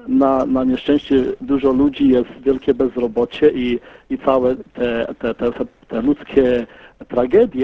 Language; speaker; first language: Polish; early bilingual, heritage; Polish